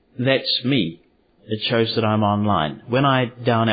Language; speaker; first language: English; native; English